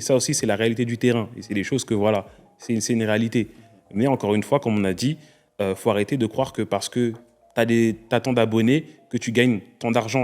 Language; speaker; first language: French; native; French